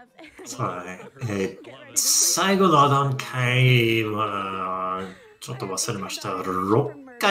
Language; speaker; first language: Japanese; non-native, learner; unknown